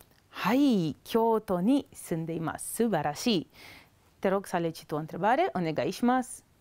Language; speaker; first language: Japanese; non-native, fluent; Romanian